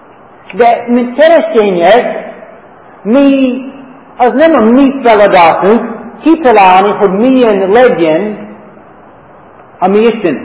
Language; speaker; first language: Hungarian; non-native, fluent; English